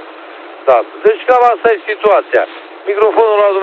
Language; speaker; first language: Romanian; native; Romanian